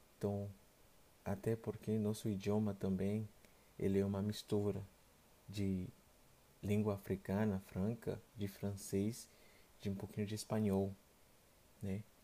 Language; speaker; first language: Portuguese; non-native, fluent; Haitian Creole